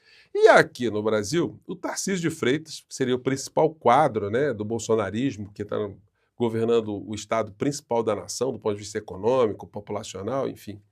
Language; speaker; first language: Portuguese; native; Portuguese